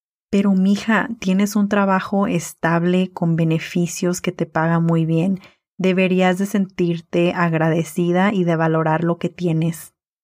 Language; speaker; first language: Spanish; early bilingual, heritage; Spanish